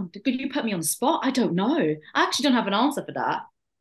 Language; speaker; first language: English; native; English